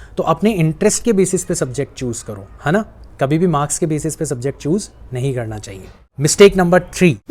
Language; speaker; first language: Hindi; native; Hindi